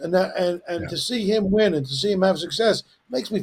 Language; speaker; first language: English; native; English